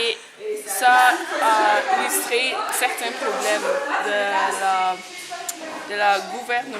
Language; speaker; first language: French; non-native, local second language; Dutch